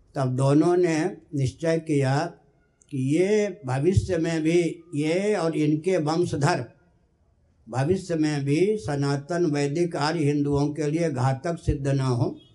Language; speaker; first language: Hindi; non-native, local second language; Maithili